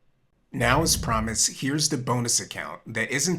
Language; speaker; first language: English; native; English